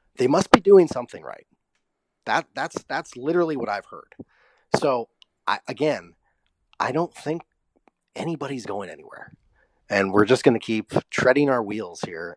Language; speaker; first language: English; native; English